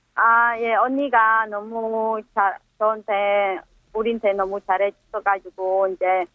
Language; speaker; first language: Korean; non-native, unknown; Khmer